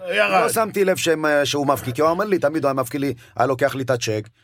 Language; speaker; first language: Hebrew; early bilingual, other home language; Amharic